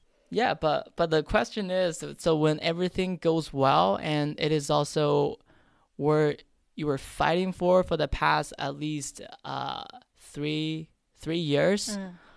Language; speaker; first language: English; non-native, fluent; Chinese